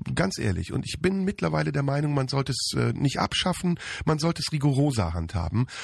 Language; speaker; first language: German; early bilingual, other home language; Turkish